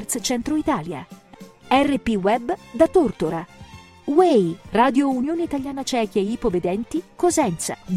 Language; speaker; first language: Italian; native; Italian